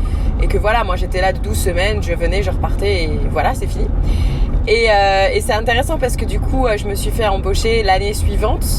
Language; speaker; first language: French; native; French